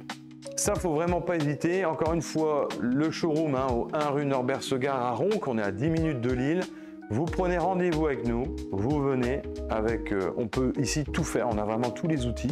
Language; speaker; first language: French; native; French